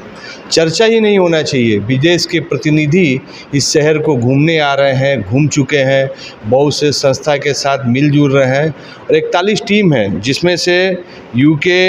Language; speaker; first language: Hindi; native; Hindi